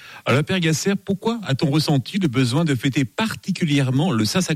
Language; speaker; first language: French; native; French